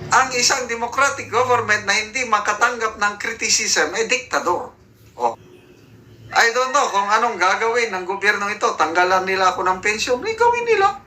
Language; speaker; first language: Filipino; native; Filipino